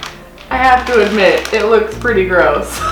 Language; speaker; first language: English; native; English